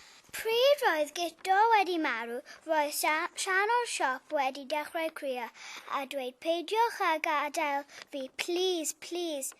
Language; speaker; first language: Welsh; non-native, local second language; English